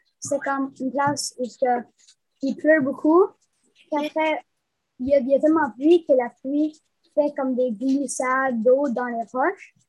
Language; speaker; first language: French; native; French